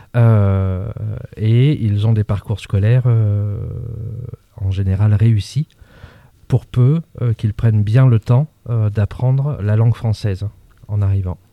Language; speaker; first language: French; native; French